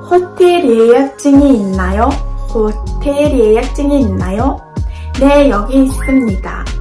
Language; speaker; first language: Korean; non-native, learner; Mongolian